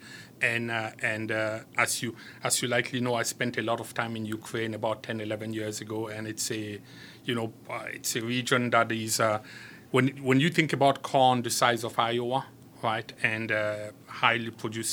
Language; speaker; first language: English; non-native, local second language; French